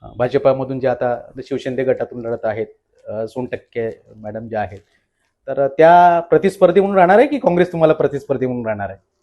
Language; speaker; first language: Marathi; native; Marathi